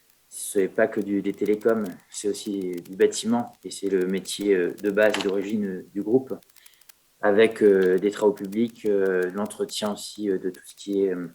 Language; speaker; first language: French; native; French